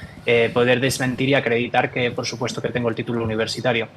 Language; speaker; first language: Spanish; native; Spanish